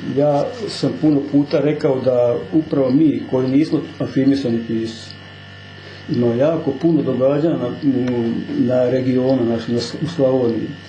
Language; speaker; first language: Croatian; native; Croatian